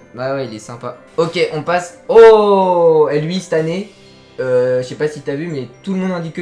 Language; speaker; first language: French; native; French